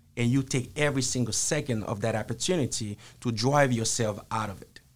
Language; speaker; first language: English; early bilingual, other home language; Haitian Creole